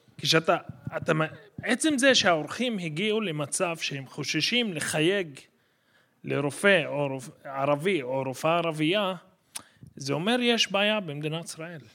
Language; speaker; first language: Hebrew; non-native, local second language; Arabic